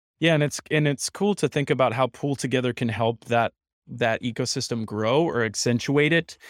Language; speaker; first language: English; native; English